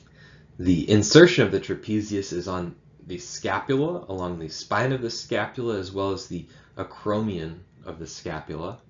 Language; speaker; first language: English; native; English